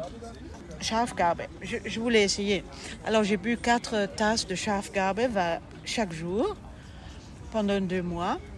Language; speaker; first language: French; non-native, fluent; German